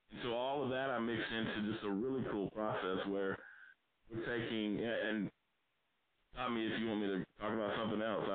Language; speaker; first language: English; native; English